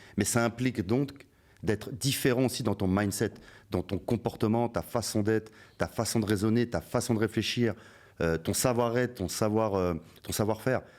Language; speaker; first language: French; native; French